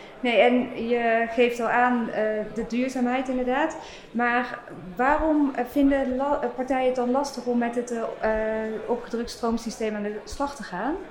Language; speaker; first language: Dutch; native; Dutch